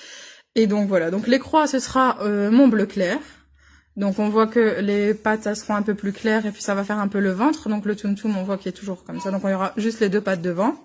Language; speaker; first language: French; native; French